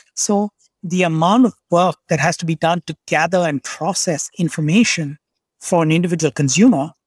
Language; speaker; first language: English; non-native, local second language; Bangla